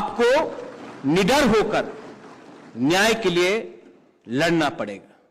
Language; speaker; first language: Hindi; non-native, local second language; Kok Borok